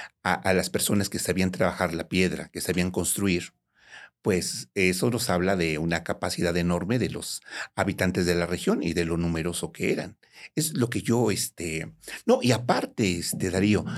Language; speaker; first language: Spanish; native; Spanish